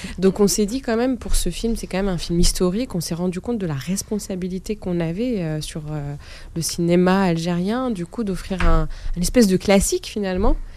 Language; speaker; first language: French; non-native, local second language; Arabic